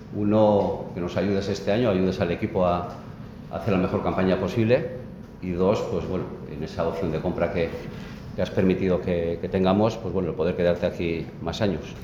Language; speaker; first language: Spanish; native; Spanish